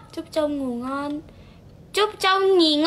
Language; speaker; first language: Vietnamese; non-native, learner; Indonesian